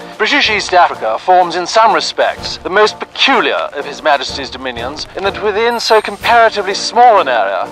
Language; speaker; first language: English; native; English